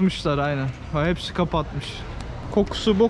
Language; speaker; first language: Turkish; native; Turkish